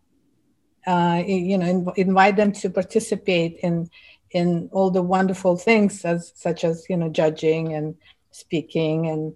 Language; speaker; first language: English; non-native, fluent; Russian